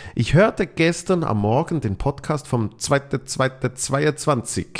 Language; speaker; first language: German; native; German